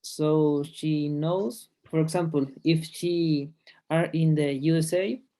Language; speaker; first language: English; non-native, learner; Spanish